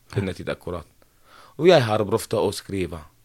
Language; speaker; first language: Norwegian; non-native, learner; Arabic